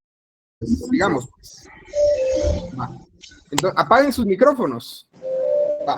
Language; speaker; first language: Spanish; native; Spanish